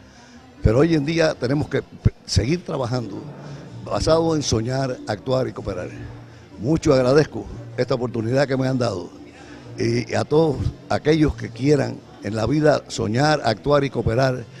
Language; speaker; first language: Spanish; native; Spanish